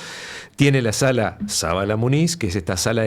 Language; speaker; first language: Spanish; native; Spanish